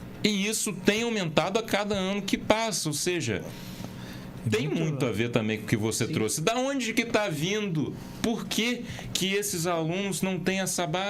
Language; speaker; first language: Portuguese; native; Portuguese